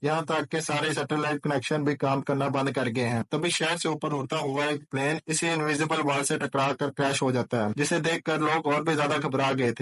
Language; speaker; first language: Hindi; native; Hindi